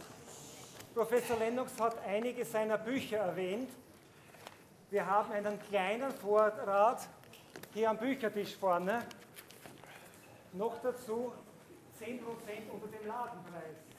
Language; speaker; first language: German; native; German